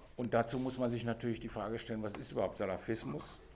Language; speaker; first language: German; native; German